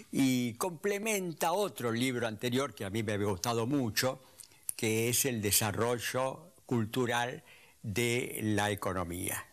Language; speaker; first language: Spanish; native; Spanish